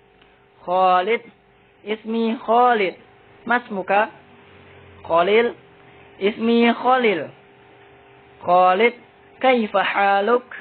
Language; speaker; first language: Arabic; non-native, fluent; Indonesian